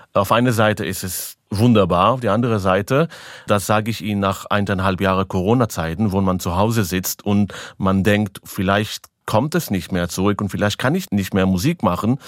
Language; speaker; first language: German; non-native, fluent; Hebrew